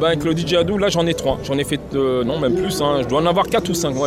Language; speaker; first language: French; native; French